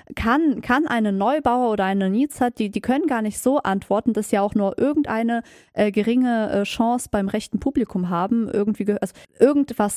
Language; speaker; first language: German; native; German